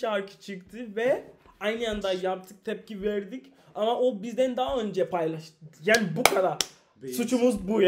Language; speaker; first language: Turkish; non-native, learner; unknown